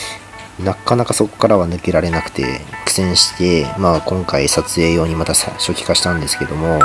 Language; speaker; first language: Japanese; native; Japanese